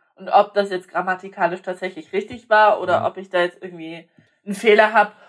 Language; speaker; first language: German; non-native, local second language; Polish